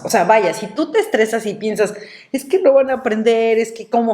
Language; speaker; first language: Spanish; native; Spanish